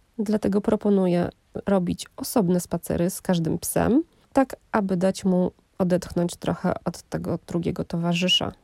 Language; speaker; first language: Polish; native; Polish